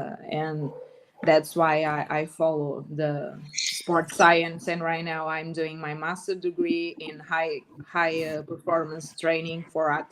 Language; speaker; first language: English; non-native, learner; Portuguese